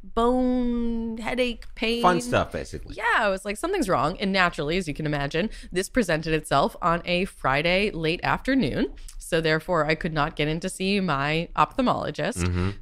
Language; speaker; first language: English; native; English